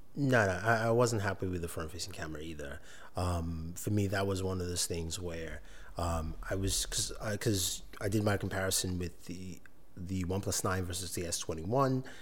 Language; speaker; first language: English; non-native, local second language; Yoruba